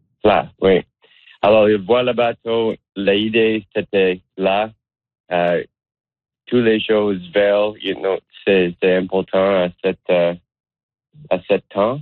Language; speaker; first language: French; non-native, learner; English